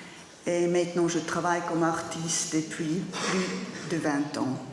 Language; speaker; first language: French; non-native, learner; German